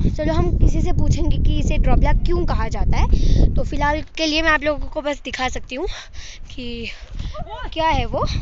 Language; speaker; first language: Hindi; non-native, local second language; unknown